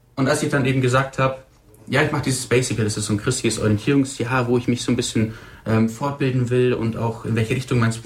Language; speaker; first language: German; native; German